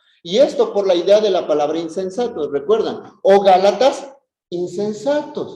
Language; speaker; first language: Spanish; native; Spanish